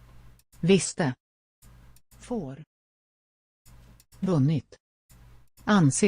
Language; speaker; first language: Swedish; non-native, learner; English